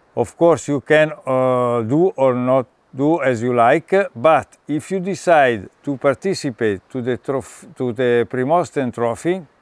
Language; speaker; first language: English; non-native, fluent; Italian